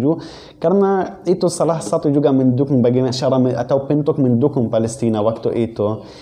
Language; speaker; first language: Indonesian; non-native, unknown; Arabic